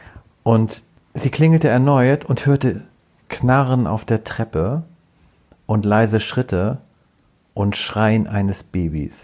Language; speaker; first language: German; native; German